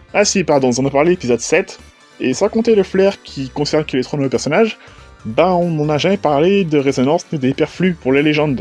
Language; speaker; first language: French; native; French